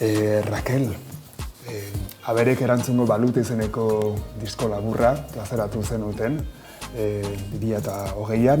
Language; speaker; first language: Basque; native; Basque